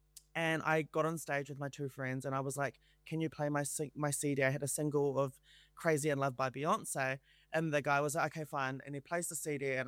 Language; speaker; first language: English; native; English